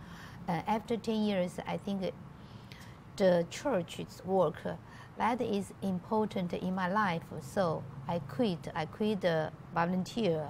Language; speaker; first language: English; non-native, learner; Chinese